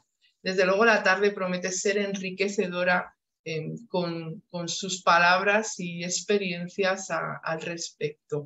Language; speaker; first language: Spanish; native; Spanish